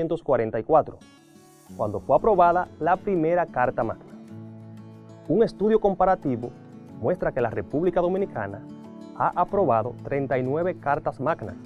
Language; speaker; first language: Spanish; native; Spanish